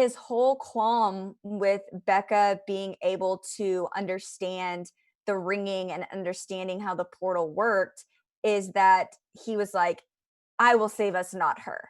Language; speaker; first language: English; native; English